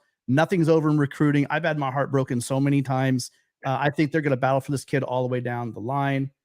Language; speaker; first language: English; native; English